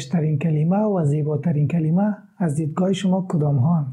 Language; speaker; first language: Persian; native; Persian